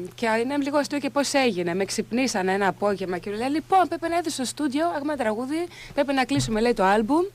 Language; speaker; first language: Greek; early bilingual, other home language; Swedish